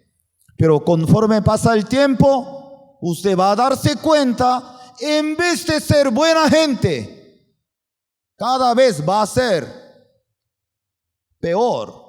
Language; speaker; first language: Spanish; non-native, fluent; Korean